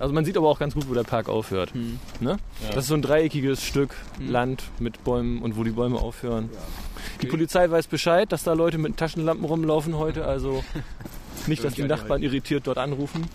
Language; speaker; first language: German; native; German